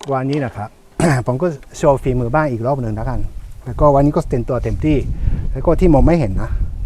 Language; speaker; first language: Thai; native; Thai